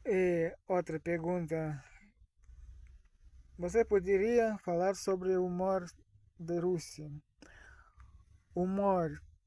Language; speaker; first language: Portuguese; non-native, fluent; Russian